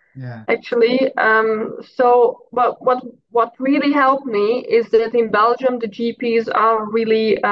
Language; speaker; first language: English; non-native, fluent; Hungarian